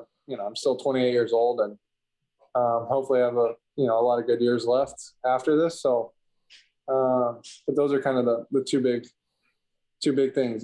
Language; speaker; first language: English; native; English